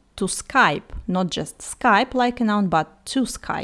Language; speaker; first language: English; non-native, fluent; Russian